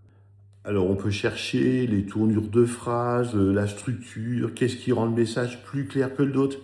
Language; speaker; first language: French; native; French